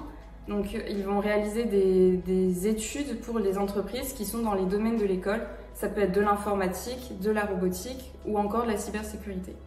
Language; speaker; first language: French; native; French